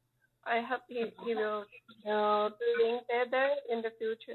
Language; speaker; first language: English; non-native, learner; Chinese